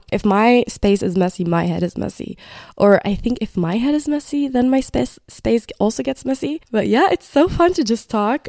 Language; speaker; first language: English; non-native, fluent; Arabic